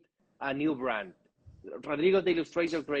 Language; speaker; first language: English; non-native, learner; Spanish